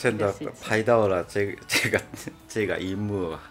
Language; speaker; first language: Chinese; non-native, fluent; Japanese